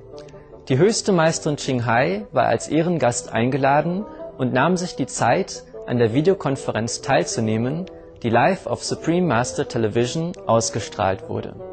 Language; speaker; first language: German; native; German